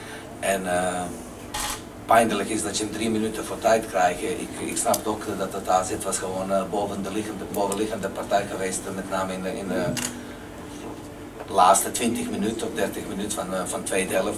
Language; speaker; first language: Dutch; non-native, fluent; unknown